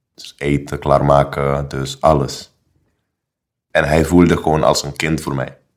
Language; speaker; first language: Dutch; non-native, local second language; Papiamento